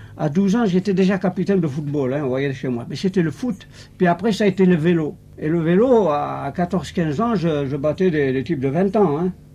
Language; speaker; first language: French; non-native, local second language; Arabic